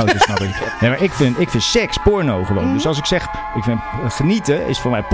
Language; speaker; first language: Dutch; native; Dutch